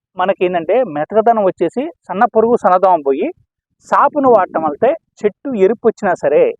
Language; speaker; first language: Telugu; native; Telugu